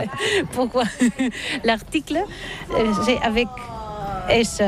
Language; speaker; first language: French; non-native, learner; Catalan